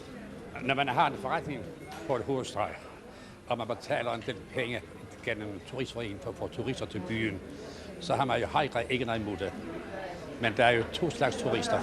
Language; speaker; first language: Danish; native; Danish